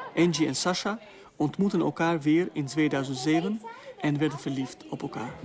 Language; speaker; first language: Dutch; non-native, fluent; Albanian